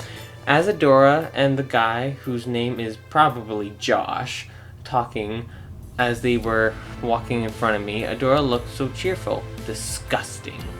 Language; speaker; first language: English; native; English